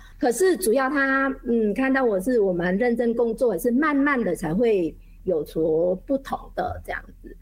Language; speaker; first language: Chinese; non-native, fluent; Vietnamese